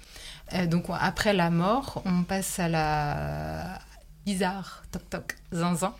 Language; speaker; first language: French; native; French